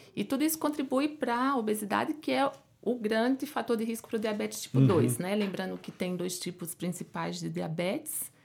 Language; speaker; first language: Portuguese; native; Portuguese